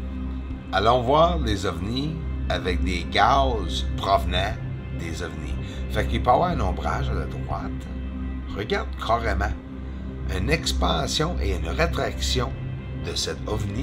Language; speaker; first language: French; native; French